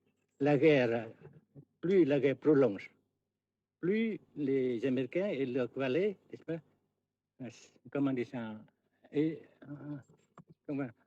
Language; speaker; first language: French; non-native, local second language; Vietnamese